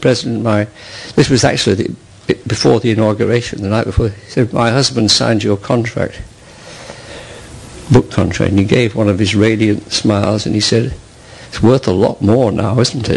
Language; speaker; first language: English; native; English